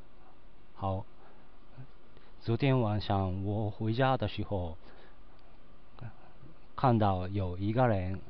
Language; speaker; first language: Chinese; non-native, learner; Japanese